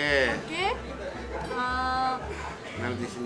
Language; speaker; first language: Indonesian; non-native, fluent; Japanese